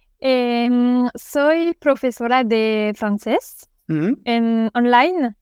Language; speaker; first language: Spanish; non-native, learner; French